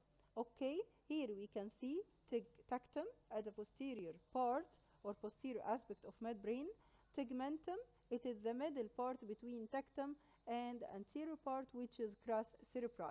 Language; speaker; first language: English; non-native, local second language; Arabic